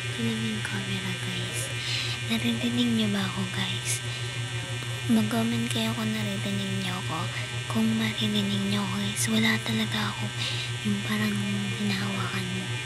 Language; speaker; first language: Filipino; non-native, local second language; Cebuano